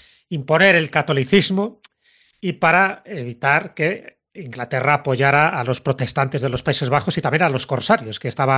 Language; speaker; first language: Spanish; native; Spanish